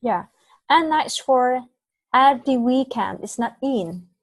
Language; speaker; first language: English; non-native, fluent; Vietnamese